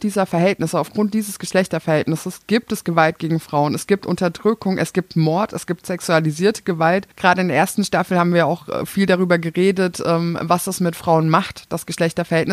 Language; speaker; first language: German; native; German